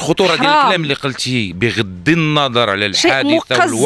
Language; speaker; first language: Arabic; native; Arabic